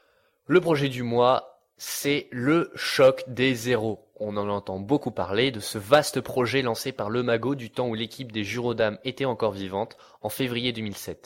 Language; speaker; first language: French; native; French